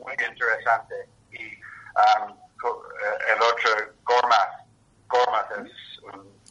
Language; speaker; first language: Spanish; non-native, learner; English